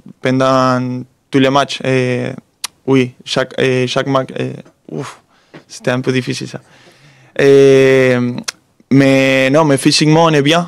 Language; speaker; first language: French; non-native, fluent; Spanish